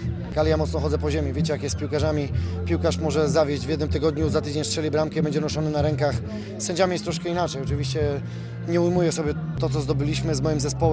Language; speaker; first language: Polish; native; Polish